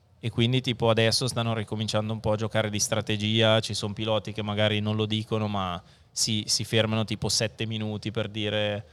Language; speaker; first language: Italian; native; Italian